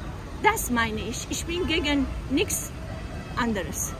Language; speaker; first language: German; non-native, fluent; Persian